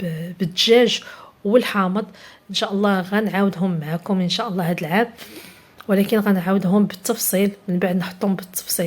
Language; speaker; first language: Arabic; native; Arabic